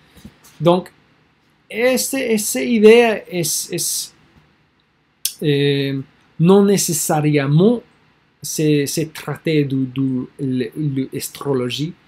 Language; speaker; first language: French; non-native, learner; English